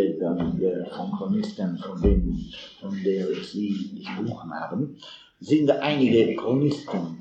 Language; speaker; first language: German; non-native, fluent; Italian